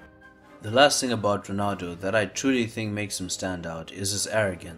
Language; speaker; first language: English; native; English